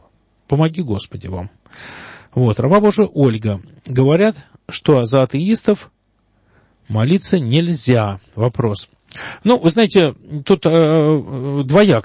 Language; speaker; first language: Russian; native; Russian